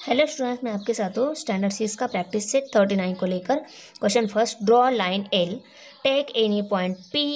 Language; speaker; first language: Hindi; non-native, local second language; Marathi